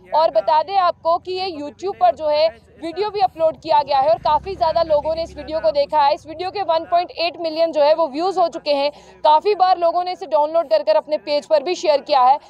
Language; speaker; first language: Hindi; native; Hindi